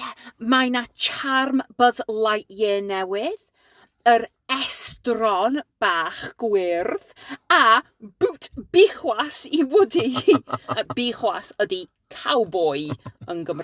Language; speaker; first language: Welsh; non-native, learner; English